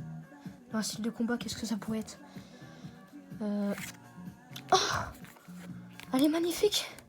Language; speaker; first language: French; native; French